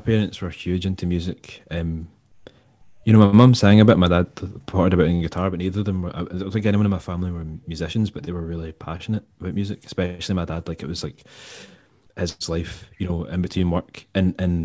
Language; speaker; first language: English; native; English